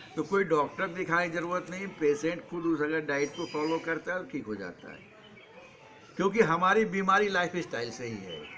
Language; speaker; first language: Hindi; native; Hindi